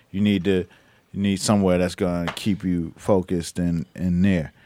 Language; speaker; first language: English; native; English